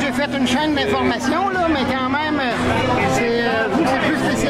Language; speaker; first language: French; native; French